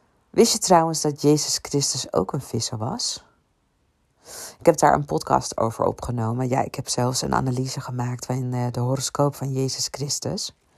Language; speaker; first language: Dutch; native; Dutch